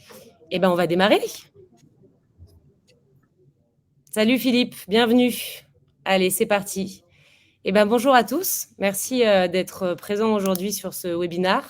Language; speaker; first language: French; native; French